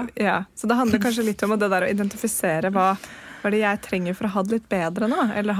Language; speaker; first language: Norwegian; native; Norwegian